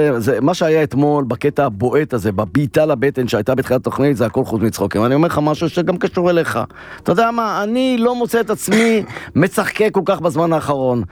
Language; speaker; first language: Hebrew; native; Hebrew